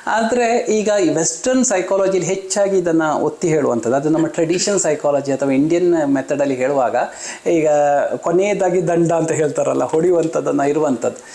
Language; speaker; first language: Kannada; non-native, local second language; Malayalam